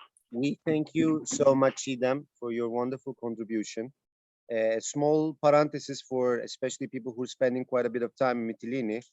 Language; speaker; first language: English; non-native, fluent; Turkish